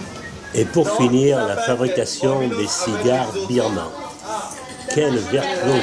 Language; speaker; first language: French; native; French